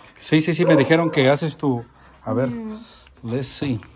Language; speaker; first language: Spanish; native; Spanish